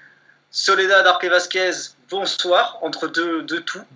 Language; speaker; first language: French; native; French